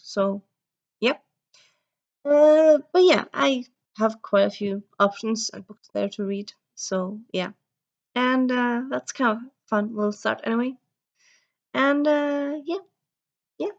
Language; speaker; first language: English; early bilingual, heritage; Norwegian